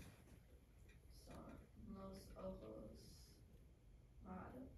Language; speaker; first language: Spanish; non-native, learner; English